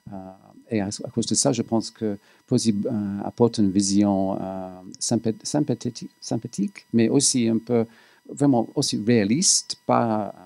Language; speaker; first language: French; non-native, fluent; English